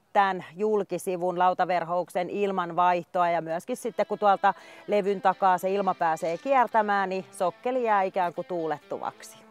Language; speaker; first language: Finnish; native; Finnish